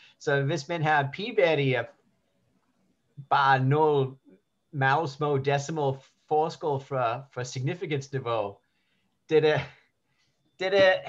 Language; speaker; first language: Danish; non-native, learner; English